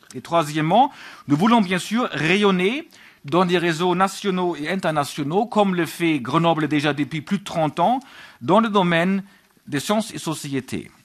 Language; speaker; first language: French; non-native, fluent; German